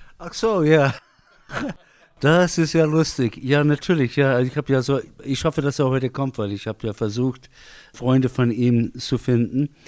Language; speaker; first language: German; early bilingual, heritage; English